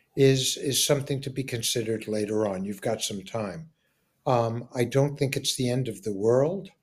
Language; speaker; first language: English; native; English